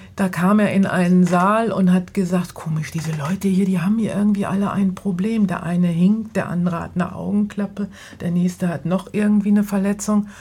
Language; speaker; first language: German; native; German